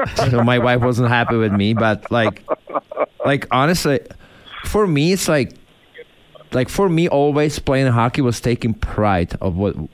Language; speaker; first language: English; non-native, fluent; Czech